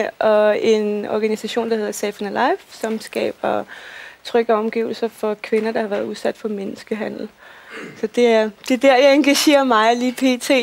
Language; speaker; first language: Danish; early bilingual, other home language; Russian